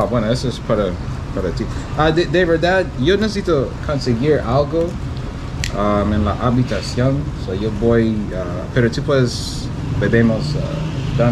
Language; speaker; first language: Spanish; non-native, learner; English